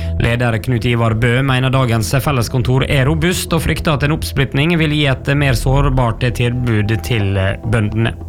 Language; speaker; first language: Norwegian; native; Norwegian